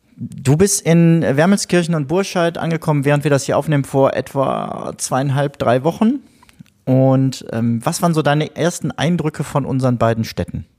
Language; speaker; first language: German; native; German